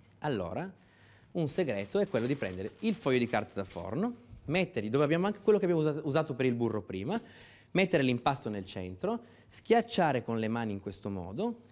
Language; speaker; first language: Italian; native; Italian